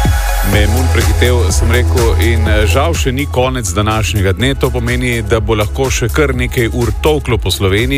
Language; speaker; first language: Slovenian; native; Slovenian